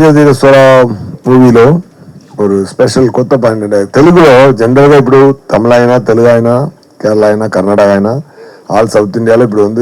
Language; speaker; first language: Telugu; non-native, fluent; Tamil